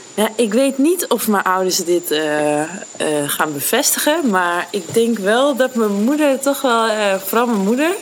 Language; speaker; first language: Dutch; native; Dutch